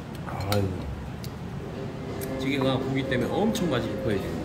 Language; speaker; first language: Korean; native; Korean